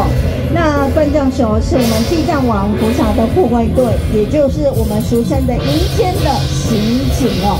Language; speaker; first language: Chinese; native; Chinese